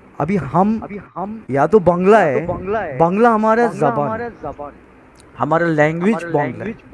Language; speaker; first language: Hindi; non-native, fluent; Bangla